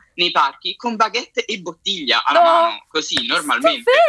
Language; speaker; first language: Italian; native; Italian